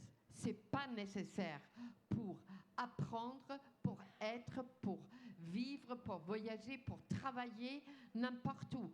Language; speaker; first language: French; non-native, fluent; German